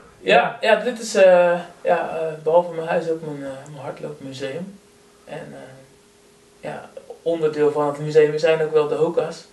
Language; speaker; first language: Dutch; native; Dutch